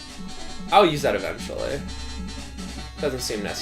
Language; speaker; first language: English; native; English